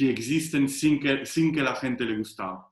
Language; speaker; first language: Spanish; non-native, fluent; Italian